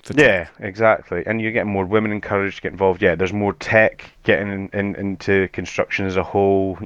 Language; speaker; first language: English; native; English